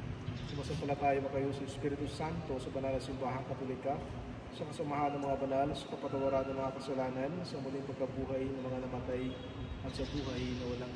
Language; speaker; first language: Filipino; native; Filipino